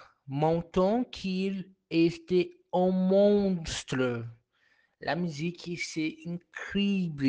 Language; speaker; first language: French; non-native, learner; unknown